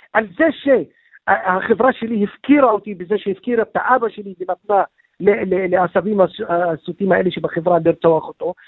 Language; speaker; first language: Hebrew; non-native, local second language; Arabic